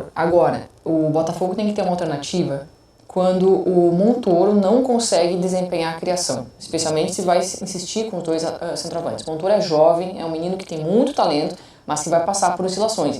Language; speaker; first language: Portuguese; native; Portuguese